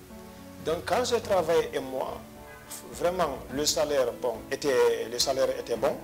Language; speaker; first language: French; non-native, local second language; Fula